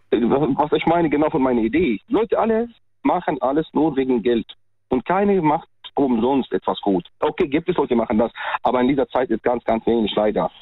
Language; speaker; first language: German; non-native, learner; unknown